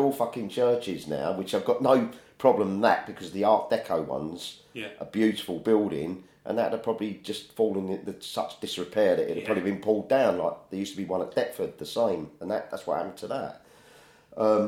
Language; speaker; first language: English; native; English